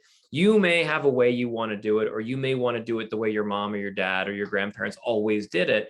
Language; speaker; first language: English; native; English